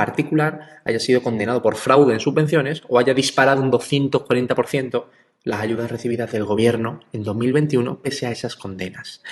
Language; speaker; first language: Spanish; native; Spanish